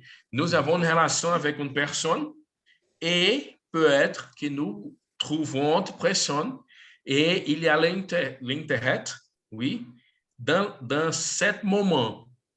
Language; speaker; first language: French; non-native, learner; Portuguese